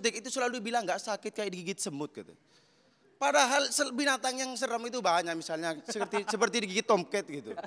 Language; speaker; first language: Indonesian; native; Indonesian